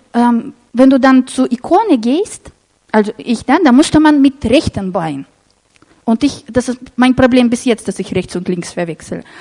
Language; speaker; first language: German; non-native, fluent; Russian